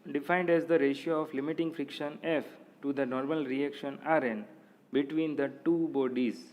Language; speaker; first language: English; non-native, local second language; Gujarati